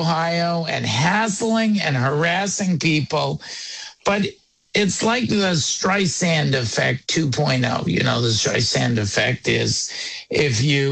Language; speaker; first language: English; non-native, local second language; Yiddish